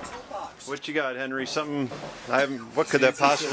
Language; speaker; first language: English; native; English